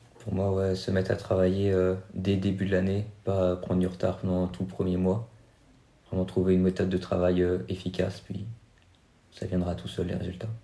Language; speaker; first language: French; native; French